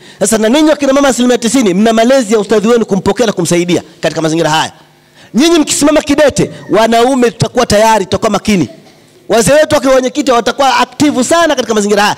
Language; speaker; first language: Swahili; native; Swahili